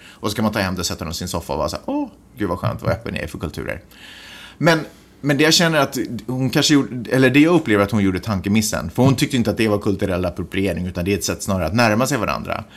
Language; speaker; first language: Swedish; native; Swedish